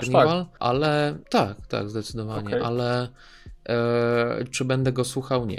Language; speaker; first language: Polish; native; Polish